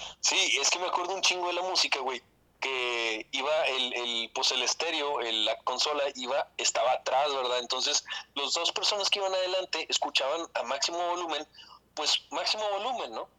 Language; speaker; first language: Spanish; native; Spanish